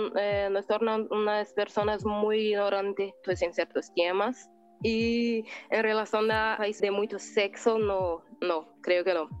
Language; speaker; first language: Spanish; non-native, learner; Portuguese